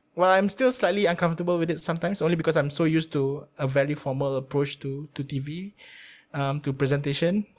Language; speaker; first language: English; non-native, local second language; Malay